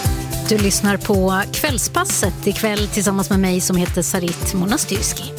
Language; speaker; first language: Swedish; native; Swedish